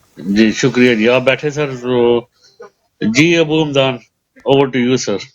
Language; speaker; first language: Urdu; non-native, local second language; Punjabi